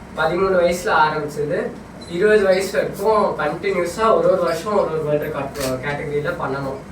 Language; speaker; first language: Tamil; native; Tamil